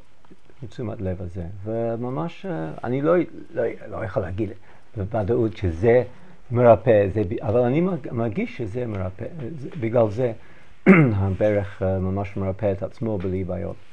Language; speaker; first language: Hebrew; non-native, learner; English